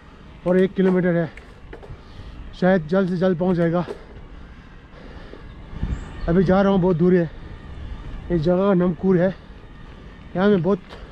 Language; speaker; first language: Hindi; non-native, learner; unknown